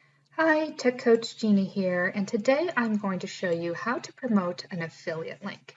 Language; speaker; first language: English; native; English